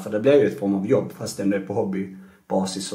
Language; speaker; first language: Swedish; native; Swedish